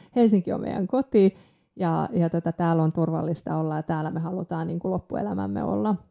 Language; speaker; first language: Finnish; early bilingual, other home language; Persian